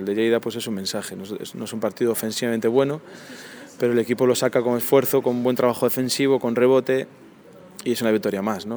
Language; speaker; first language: Spanish; native; Spanish